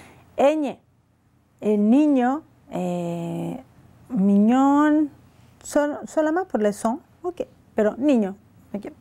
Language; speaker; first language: Spanish; non-native, fluent; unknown